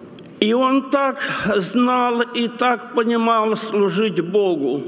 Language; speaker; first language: Russian; non-native, local second language; Romanian